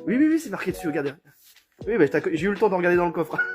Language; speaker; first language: French; native; French